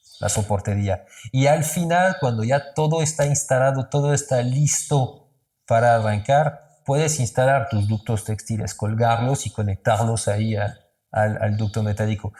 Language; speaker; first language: Spanish; non-native, fluent; French